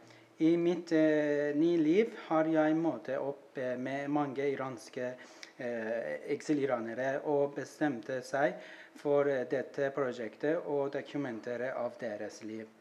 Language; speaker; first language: Norwegian; non-native, learner; Persian